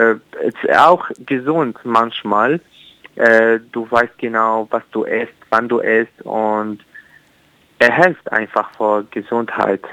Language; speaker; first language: German; non-native, learner; Arabic